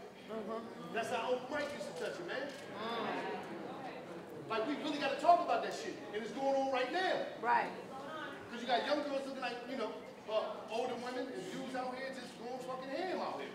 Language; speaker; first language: English; native; English